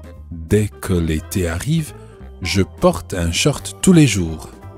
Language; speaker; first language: French; non-native, fluent; English